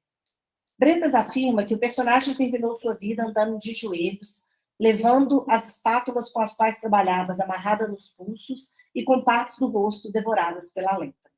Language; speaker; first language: Portuguese; native; Portuguese